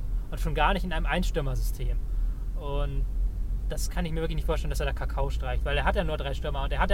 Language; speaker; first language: German; native; German